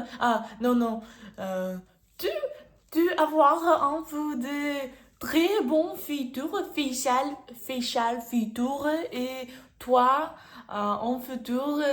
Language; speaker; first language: French; non-native, learner; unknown